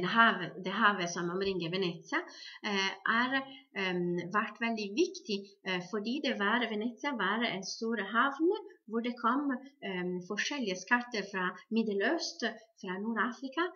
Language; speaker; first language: Norwegian; non-native, fluent; Italian